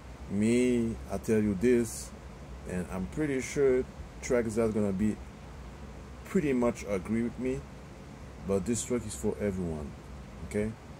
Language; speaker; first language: English; non-native, fluent; French